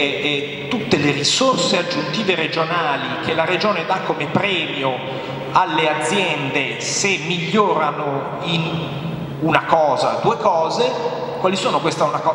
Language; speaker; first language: Italian; native; Italian